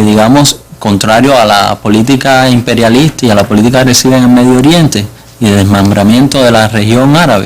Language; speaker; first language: Spanish; native; Spanish